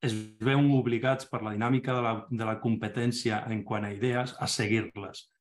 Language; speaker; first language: Catalan; non-native, local second language; Spanish